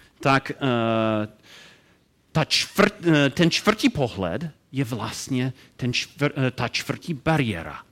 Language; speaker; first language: Czech; non-native, learner; English